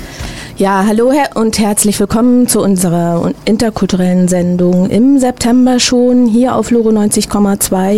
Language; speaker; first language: German; native; German